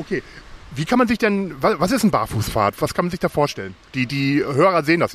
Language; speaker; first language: German; native; German